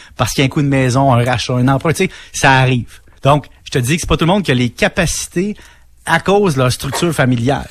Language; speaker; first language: French; native; French